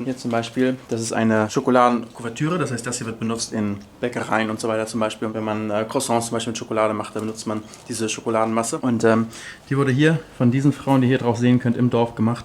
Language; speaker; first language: German; native; German